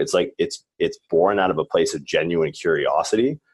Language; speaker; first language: English; native; English